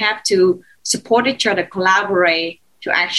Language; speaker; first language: English; non-native, fluent; Vietnamese